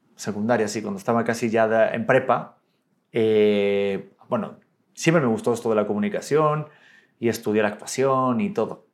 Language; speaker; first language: Spanish; native; Spanish